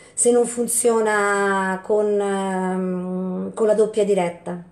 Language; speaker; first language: Italian; native; Italian